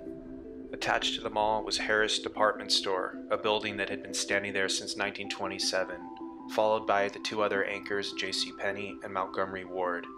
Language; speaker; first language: English; native; English